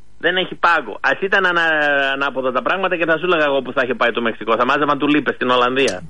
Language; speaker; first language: Greek; early bilingual, heritage; Greek